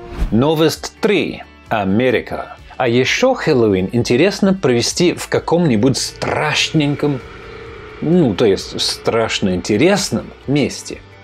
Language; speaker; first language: Russian; non-native, fluent; English